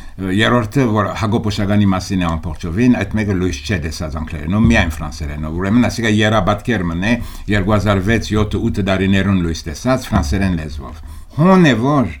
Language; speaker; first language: Armenian; early bilingual, heritage; Armenian